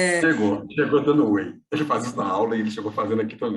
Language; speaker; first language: Portuguese; native; Portuguese